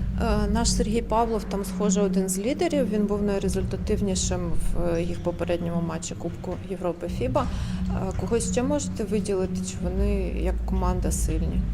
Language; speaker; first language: Ukrainian; native; Ukrainian